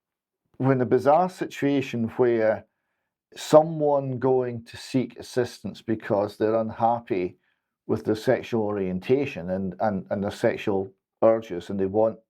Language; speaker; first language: English; native; English